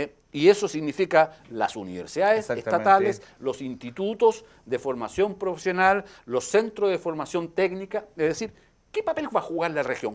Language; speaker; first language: Spanish; native; Spanish